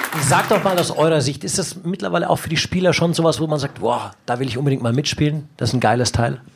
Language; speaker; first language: German; native; German